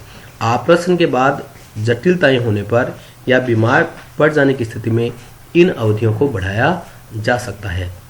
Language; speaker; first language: Hindi; native; Hindi